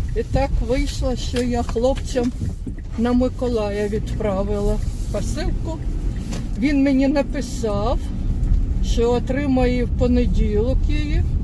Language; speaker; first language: Ukrainian; non-native, local second language; Russian